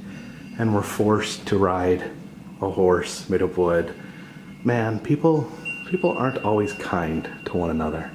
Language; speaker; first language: English; native; English